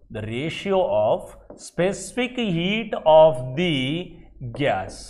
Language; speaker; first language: English; non-native, local second language; Telugu